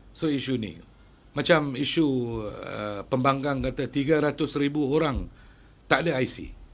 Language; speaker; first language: Malay; non-native, local second language; Tamil